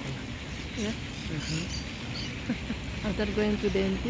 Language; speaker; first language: English; non-native, learner; Indonesian